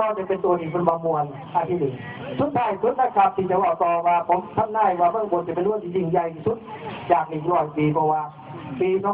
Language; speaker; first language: Thai; non-native, local second language; Lao